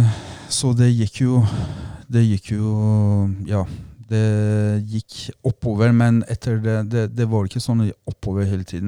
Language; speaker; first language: Norwegian; non-native, fluent; Persian